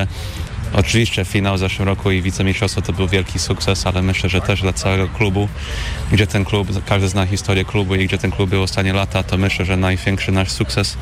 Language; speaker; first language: Polish; non-native, fluent; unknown